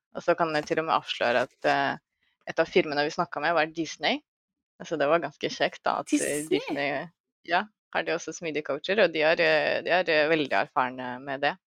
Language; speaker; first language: Norwegian; non-native, fluent; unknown